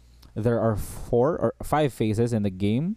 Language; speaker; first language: English; non-native, local second language; Filipino